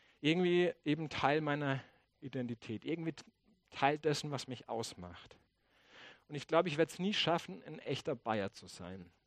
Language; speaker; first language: German; native; German